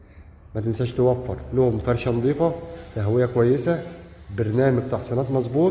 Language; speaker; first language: Arabic; native; Arabic